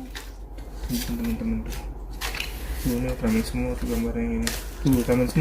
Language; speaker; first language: Indonesian; native; Indonesian